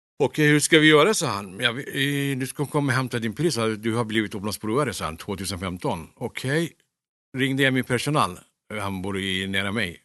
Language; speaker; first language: Swedish; non-native, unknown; Turkish